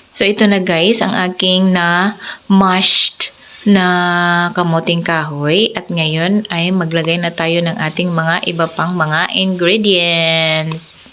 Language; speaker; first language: Filipino; non-native, local second language; Cebuano